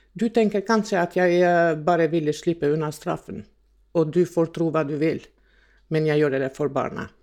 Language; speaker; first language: Norwegian; non-native, fluent; Albanian